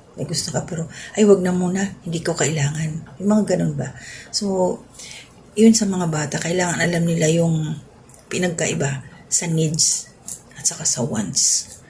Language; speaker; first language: Filipino; non-native, local second language; Cebuano